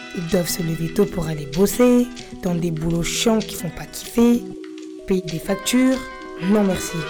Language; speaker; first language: French; native; French